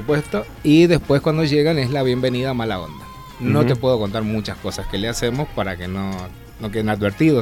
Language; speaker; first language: Spanish; native; Spanish